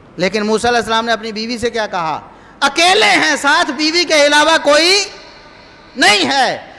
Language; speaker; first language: Urdu; non-native, local second language; Punjabi